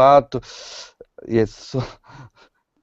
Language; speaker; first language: English; non-native, learner; Japanese